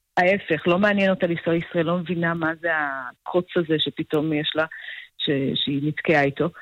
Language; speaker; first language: Hebrew; native; Hebrew